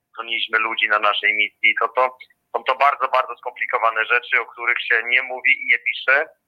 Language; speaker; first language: Polish; native; Polish